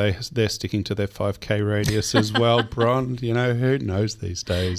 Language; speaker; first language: English; native; English